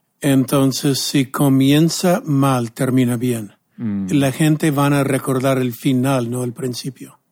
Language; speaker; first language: Spanish; non-native, fluent; English